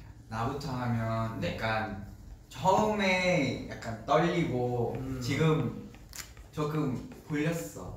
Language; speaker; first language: Korean; non-native, learner; Vietnamese